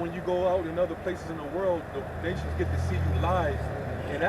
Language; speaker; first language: English; native; English